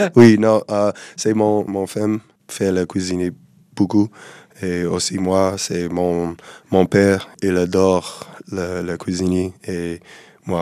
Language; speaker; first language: French; non-native, learner; English